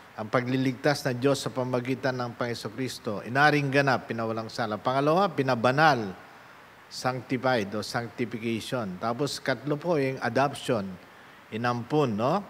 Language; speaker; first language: Filipino; native; Filipino